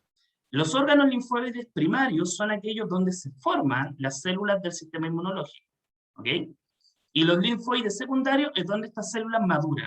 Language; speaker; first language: Spanish; native; Spanish